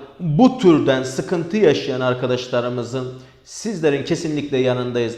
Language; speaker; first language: Turkish; native; Turkish